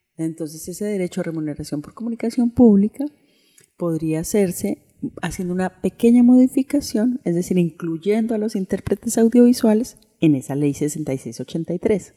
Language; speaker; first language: Spanish; native; Spanish